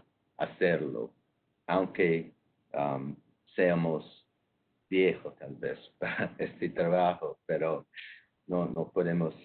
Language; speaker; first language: Spanish; non-native, fluent; English